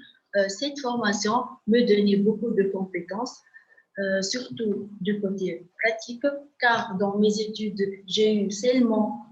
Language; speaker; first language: French; non-native, local second language; Arabic